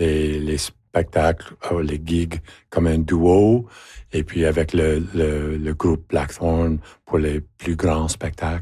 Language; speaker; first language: French; native; French